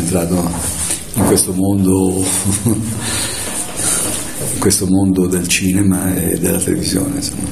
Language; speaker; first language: Italian; native; Italian